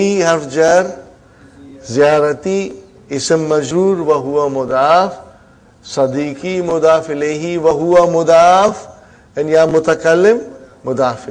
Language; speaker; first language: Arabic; non-native, fluent; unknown